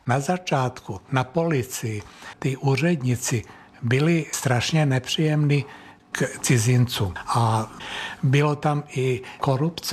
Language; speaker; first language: Czech; non-native, fluent; Serbian